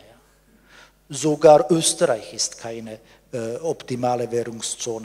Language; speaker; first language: German; non-native, fluent; Czech